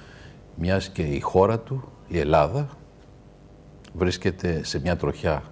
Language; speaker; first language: Greek; native; Greek